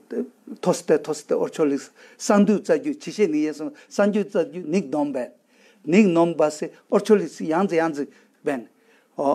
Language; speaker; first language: Mongolian; non-native, fluent; Tibetan